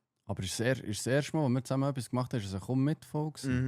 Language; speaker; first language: German; native; German